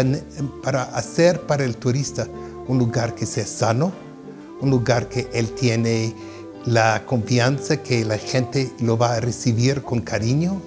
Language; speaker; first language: Spanish; non-native, fluent; English